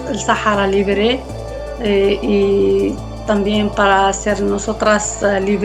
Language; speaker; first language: Spanish; non-native, learner; Arabic